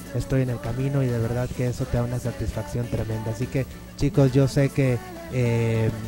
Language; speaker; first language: Spanish; native; Spanish